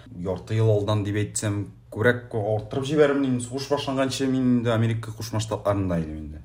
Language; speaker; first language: Tatar; native; Tatar